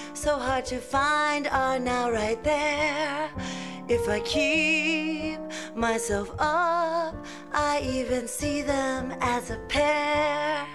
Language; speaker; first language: English; native; English